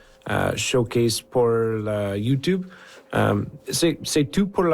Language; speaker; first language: French; non-native, local second language; English